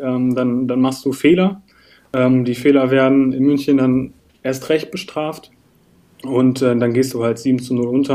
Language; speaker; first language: German; native; German